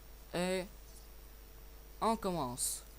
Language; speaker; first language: French; non-native, learner; English